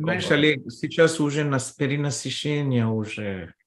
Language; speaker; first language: Russian; non-native, fluent; Telugu